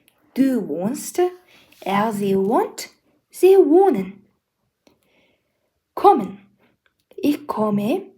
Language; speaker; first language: German; non-native, learner; Mongolian